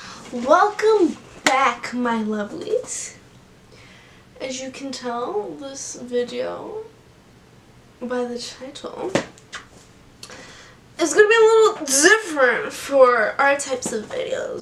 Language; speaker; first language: English; early bilingual, other home language; Portuguese